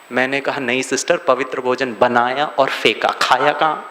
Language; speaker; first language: Hindi; non-native, local second language; Malayalam